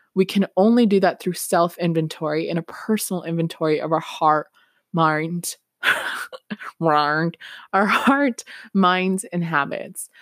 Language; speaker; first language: English; non-native, fluent; Spanish